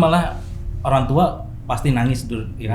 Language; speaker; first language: Indonesian; native; Indonesian